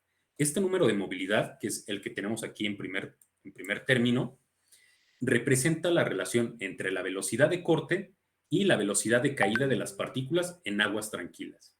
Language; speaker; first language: Spanish; native; Spanish